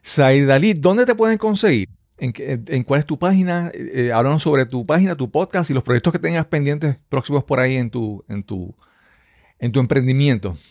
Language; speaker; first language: Spanish; native; Spanish